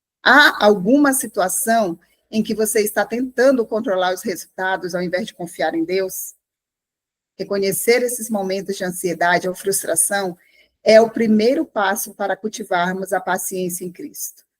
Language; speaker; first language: Portuguese; native; Portuguese